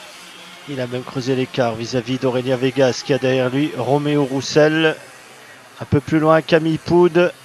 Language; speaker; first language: French; native; French